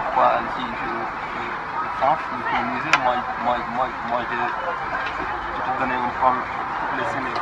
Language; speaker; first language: French; non-native, learner; Wolof